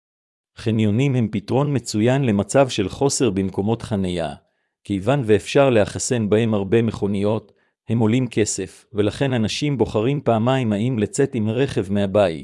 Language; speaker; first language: Hebrew; native; Hebrew